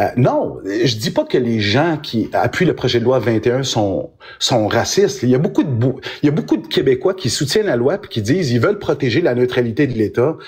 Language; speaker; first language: French; early bilingual, other home language; Arabic